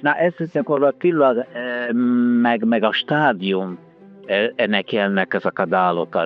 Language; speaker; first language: Hungarian; non-native, learner; Italian